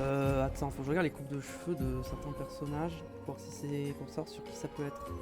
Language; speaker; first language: French; native; French